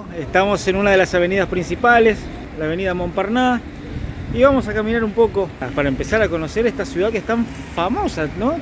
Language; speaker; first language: Spanish; native; Spanish